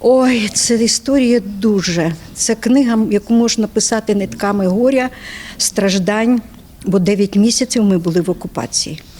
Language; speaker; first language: Ukrainian; non-native, local second language; Russian